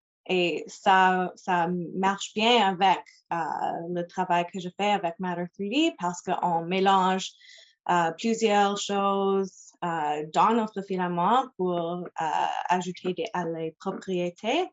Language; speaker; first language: French; non-native, local second language; English